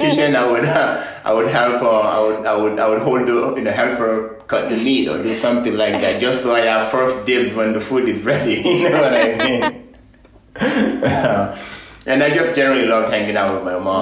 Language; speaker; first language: English; non-native, fluent; Fula